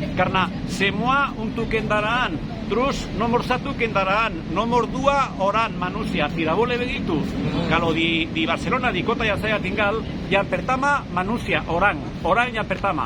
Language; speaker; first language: Indonesian; non-native, fluent; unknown